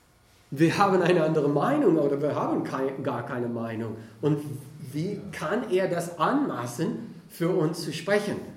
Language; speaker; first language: German; non-native, fluent; English